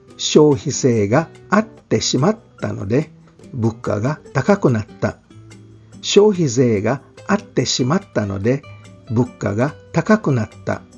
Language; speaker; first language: Japanese; non-native, fluent; Filipino